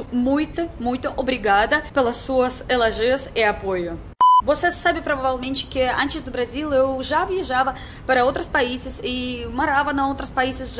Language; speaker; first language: Portuguese; non-native, learner; Russian